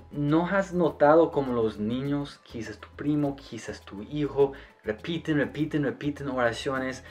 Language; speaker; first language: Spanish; non-native, fluent; English